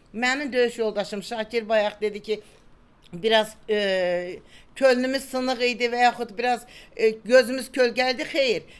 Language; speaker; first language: Azerbaijani; native; Azerbaijani